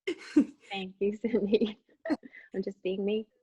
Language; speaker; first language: English; native; English